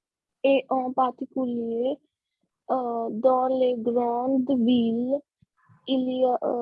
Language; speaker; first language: French; non-native, learner; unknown